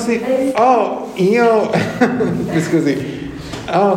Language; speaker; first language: Italian; non-native, learner; English